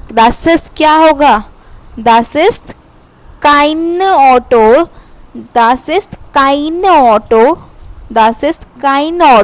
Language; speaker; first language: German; non-native, learner; Hindi